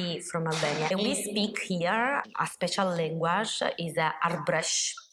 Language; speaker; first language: English; non-native, learner; Italian